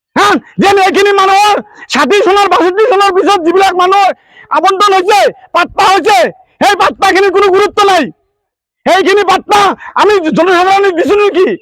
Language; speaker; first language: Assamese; non-native, local second language; Bangla